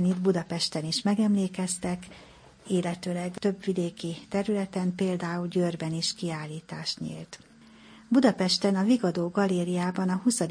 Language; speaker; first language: Hungarian; native; Hungarian